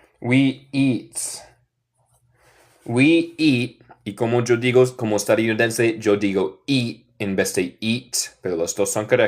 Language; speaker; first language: Spanish; non-native, fluent; English